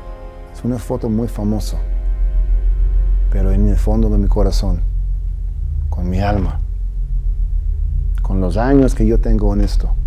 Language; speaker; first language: Spanish; early bilingual, heritage; English